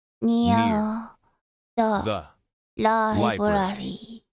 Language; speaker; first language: English; non-native, learner; Japanese